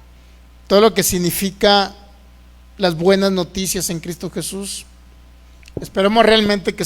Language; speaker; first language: Spanish; native; Spanish